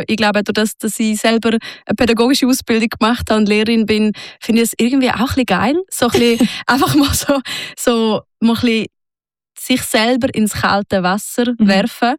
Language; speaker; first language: German; native; German